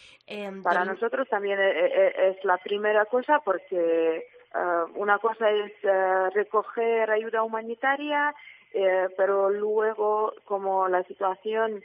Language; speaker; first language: Spanish; non-native, fluent; Ukrainian